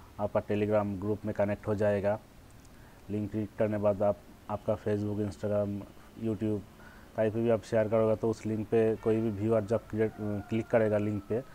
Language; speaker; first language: Hindi; non-native, local second language; Bangla